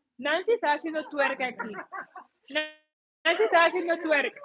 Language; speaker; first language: Spanish; native; Spanish